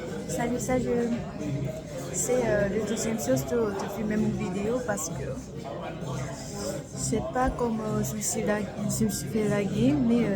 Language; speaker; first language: French; non-native, learner; Korean